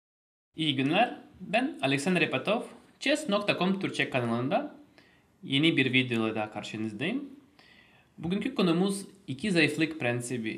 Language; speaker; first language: Turkish; non-native, fluent; Russian